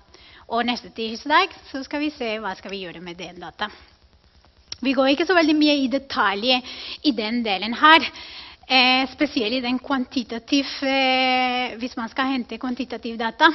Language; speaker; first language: Norwegian; non-native, fluent; Spanish